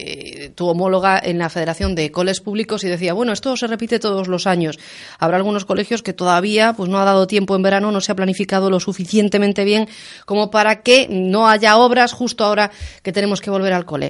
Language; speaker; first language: Spanish; native; Spanish